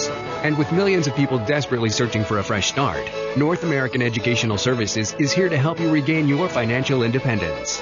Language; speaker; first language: English; native; English